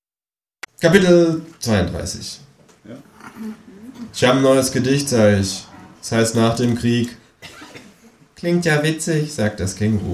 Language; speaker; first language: German; native; German